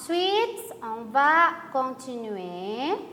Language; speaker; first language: French; non-native, fluent; Indonesian